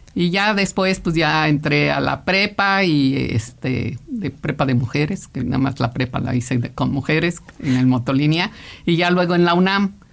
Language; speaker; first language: Spanish; native; Spanish